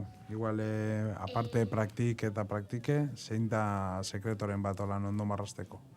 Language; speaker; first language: Basque; native; Basque